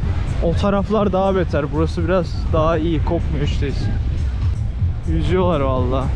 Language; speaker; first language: Turkish; native; Turkish